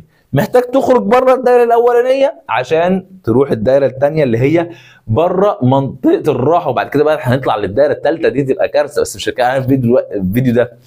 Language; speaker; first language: Arabic; native; Arabic